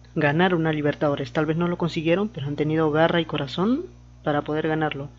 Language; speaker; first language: Spanish; native; Spanish